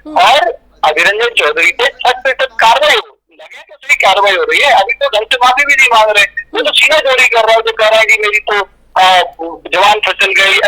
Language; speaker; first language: Hindi; native; Hindi